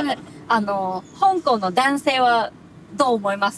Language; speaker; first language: Japanese; non-native, fluent; Cantonese